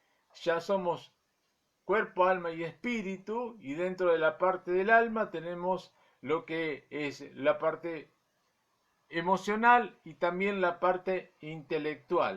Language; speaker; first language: Spanish; native; Spanish